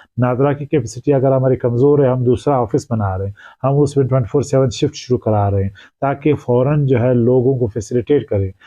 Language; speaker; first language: Urdu; non-native, local second language; Pashto